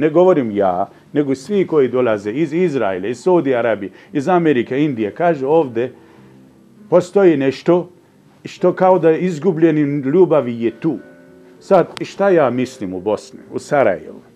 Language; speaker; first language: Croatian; non-native, fluent; Persian